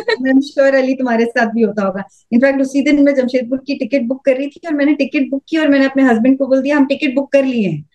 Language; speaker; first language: Hindi; native; Hindi